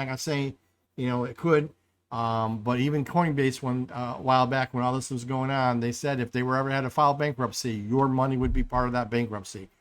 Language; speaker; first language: English; native; English